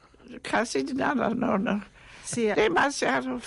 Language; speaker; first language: Spanish; non-native, fluent; German